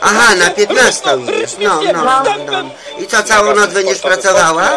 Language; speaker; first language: Polish; native; Polish